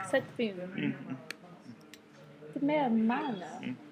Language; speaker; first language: Swedish; non-native, learner; English